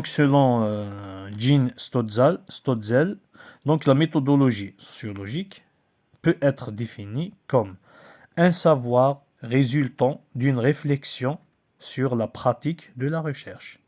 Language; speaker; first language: French; non-native, local second language; Kabyle